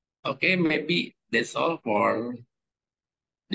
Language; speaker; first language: English; non-native, fluent; Indonesian